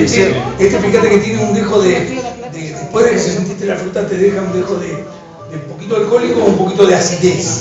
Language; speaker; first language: Spanish; native; Spanish